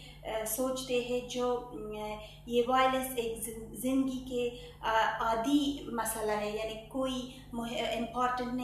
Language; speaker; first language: Hindi; non-native, fluent; Persian